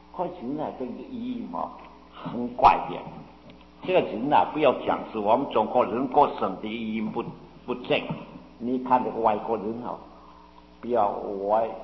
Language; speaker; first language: Chinese; non-native, local second language; Min Nan Chinese